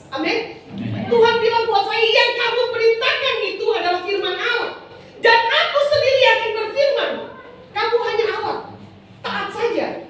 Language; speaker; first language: Indonesian; native; Indonesian